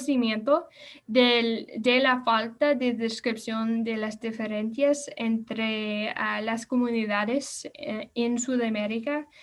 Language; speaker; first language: Spanish; non-native, learner; English